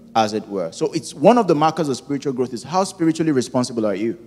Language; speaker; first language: English; non-native, local second language; Yoruba